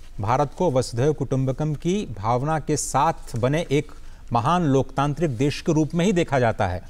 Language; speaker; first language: Hindi; native; Hindi